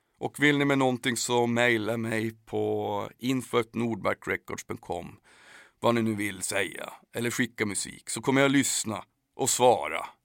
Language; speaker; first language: Swedish; native; Swedish